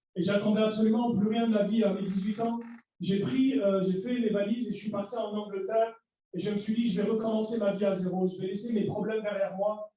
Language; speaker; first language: French; early bilingual, other home language; Arabic